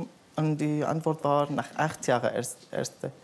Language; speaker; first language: German; non-native, learner; Arabic